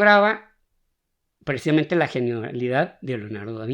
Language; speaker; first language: Spanish; native; Spanish